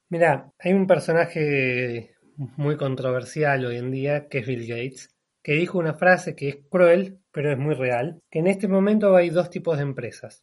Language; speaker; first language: Spanish; native; Spanish